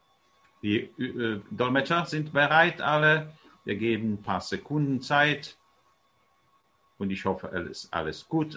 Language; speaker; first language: German; non-native, fluent; Polish